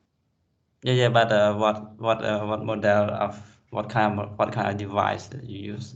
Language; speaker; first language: English; non-native, fluent; Khmer